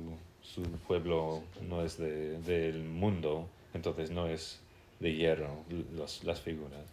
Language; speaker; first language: Spanish; non-native, fluent; English